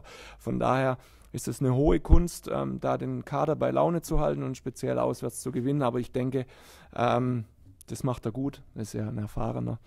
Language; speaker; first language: German; native; German